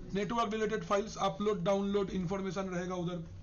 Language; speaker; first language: Hindi; non-native, local second language; Bangla